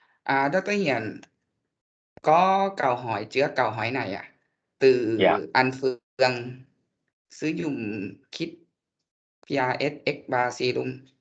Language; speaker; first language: Vietnamese; non-native, learner; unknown